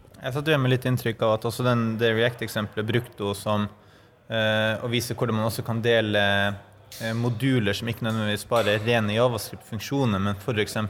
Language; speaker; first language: Norwegian; native; Norwegian